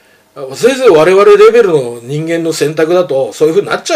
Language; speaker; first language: Japanese; native; Japanese